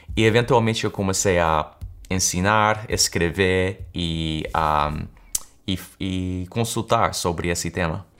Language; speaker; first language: Portuguese; early bilingual, heritage; English